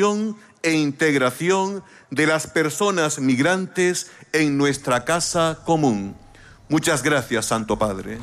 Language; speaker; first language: Spanish; native; Spanish